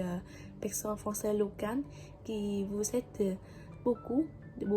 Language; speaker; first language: French; non-native, fluent; Vietnamese